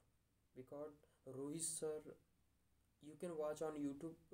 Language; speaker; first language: English; non-native, learner; Hindi